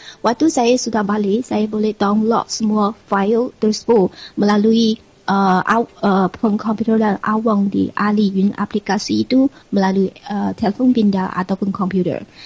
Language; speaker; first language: Malay; non-native, fluent; Chinese